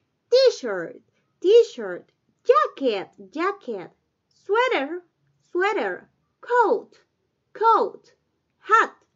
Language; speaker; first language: English; non-native, fluent; Spanish